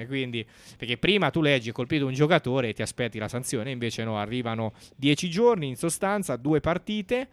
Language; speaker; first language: Italian; native; Italian